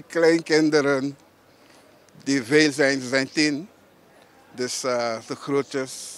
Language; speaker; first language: Dutch; non-native, local second language; Papiamento